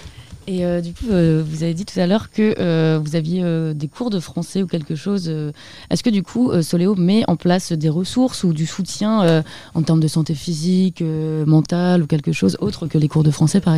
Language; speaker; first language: French; native; French